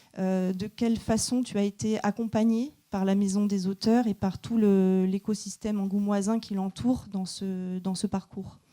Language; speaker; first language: French; native; French